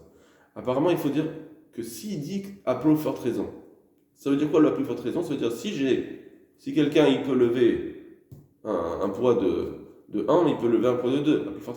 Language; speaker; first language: French; native; French